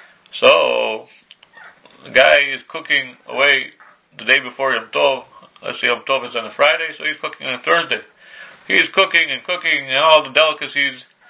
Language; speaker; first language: English; native; English